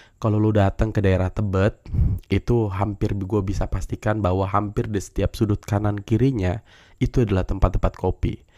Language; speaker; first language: Indonesian; native; Indonesian